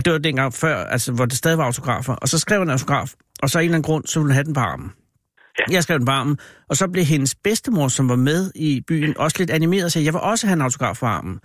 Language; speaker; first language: Danish; native; Danish